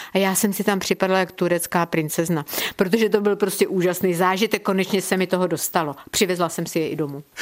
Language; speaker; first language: Czech; native; Czech